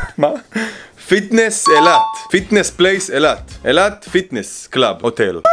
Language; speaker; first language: Hebrew; native; Hebrew